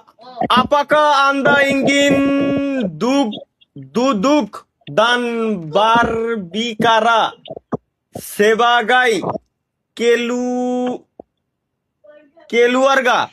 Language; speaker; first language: Indonesian; non-native, learner; Bangla